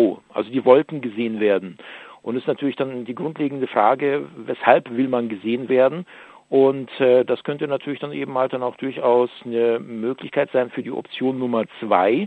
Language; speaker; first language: German; native; German